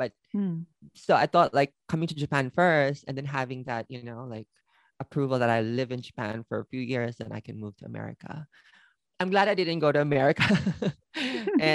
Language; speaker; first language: English; non-native, local second language; Filipino